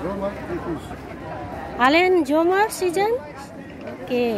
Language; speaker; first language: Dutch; non-native, learner; Bangla